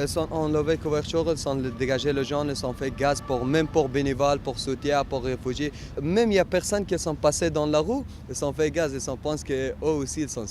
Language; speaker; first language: French; non-native, learner; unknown